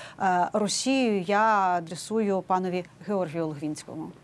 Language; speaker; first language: Ukrainian; native; Ukrainian